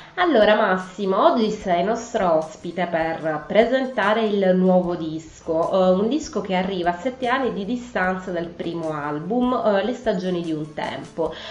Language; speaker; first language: Italian; native; Italian